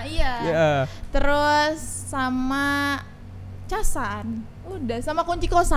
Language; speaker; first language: Indonesian; native; Indonesian